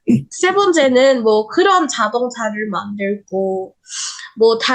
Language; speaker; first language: Korean; non-native, learner; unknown